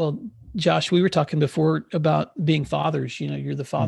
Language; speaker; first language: English; native; English